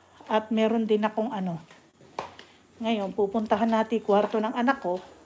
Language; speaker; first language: Filipino; native; Filipino